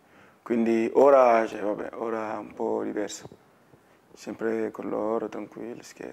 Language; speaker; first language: Italian; non-native, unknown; Wolof